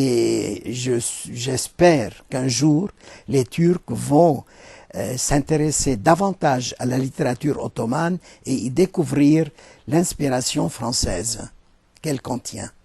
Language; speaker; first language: French; non-native, fluent; Turkish